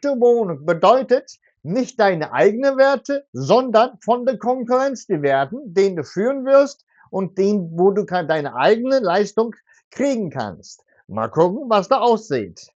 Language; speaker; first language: German; non-native, fluent; Turkish